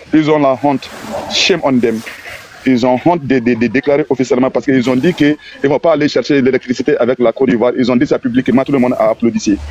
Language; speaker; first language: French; non-native, local second language; Bambara